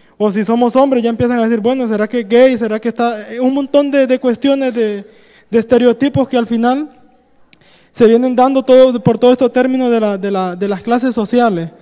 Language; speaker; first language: Spanish; native; Spanish